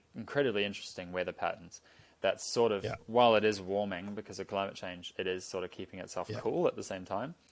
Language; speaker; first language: English; native; English